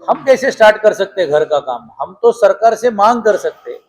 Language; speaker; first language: Hindi; non-native, local second language; Marathi